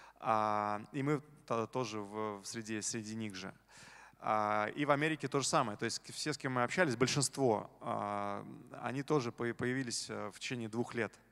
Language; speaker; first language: Russian; native; Russian